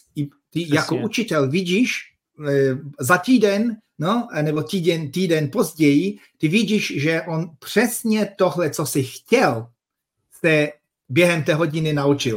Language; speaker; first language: Czech; non-native, fluent; Polish